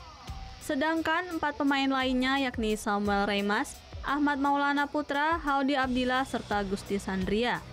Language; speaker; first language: Indonesian; native; Indonesian